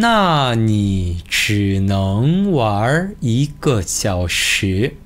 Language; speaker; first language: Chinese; non-native, fluent; Korean